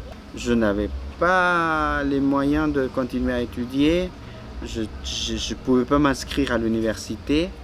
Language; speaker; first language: French; non-native, fluent; Spanish